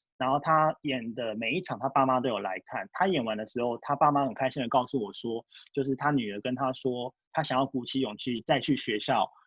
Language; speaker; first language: Chinese; early bilingual, heritage; Japanese